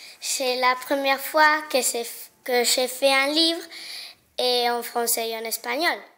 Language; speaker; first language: French; non-native, local second language; Spanish